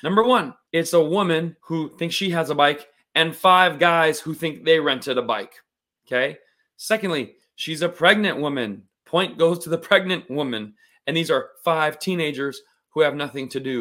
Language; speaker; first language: English; native; English